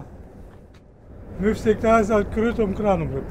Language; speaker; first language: Russian; non-native, learner; German